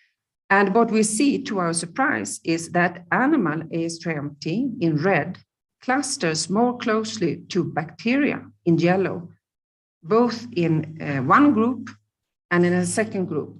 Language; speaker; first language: English; non-native, fluent; Swedish